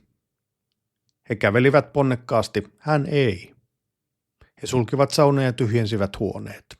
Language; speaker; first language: Finnish; native; Finnish